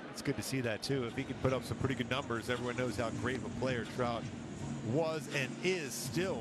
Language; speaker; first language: English; native; English